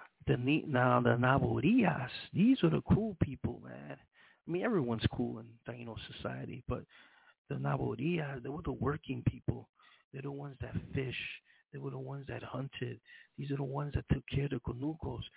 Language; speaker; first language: English; early bilingual, other home language; Spanish